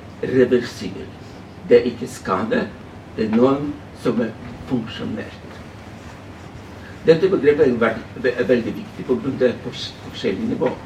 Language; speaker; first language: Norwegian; non-native, fluent; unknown